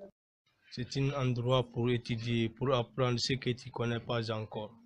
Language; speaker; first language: French; non-native, learner; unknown